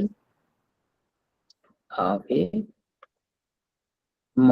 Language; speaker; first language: French; non-native, fluent; Hindi